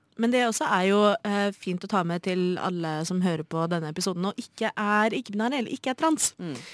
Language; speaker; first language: Norwegian; native; Norwegian